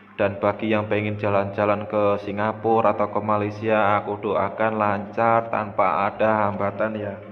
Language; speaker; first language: Indonesian; native; Indonesian